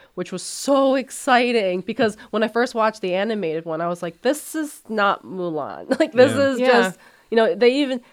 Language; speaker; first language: English; native; English